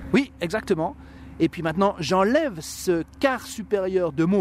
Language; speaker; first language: French; native; French